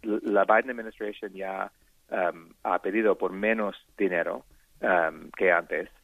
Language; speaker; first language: Spanish; non-native, learner; English